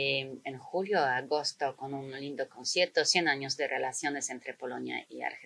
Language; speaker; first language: Spanish; non-native, fluent; Polish